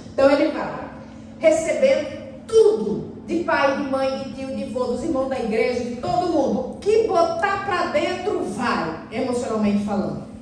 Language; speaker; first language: Portuguese; native; Portuguese